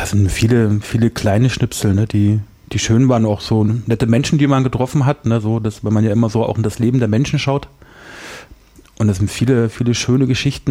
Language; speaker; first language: German; native; German